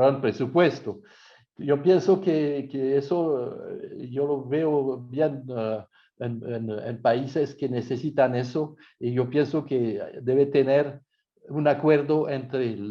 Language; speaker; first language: Spanish; non-native, fluent; French